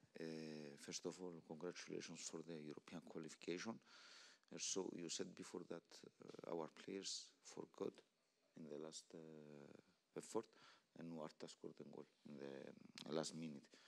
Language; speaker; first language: English; non-native, local second language; Greek